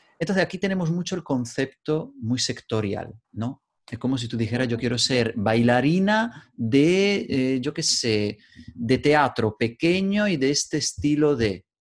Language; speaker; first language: Spanish; native; Spanish